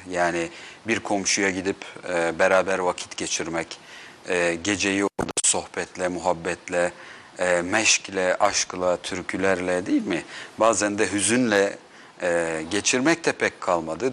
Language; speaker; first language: Turkish; native; Turkish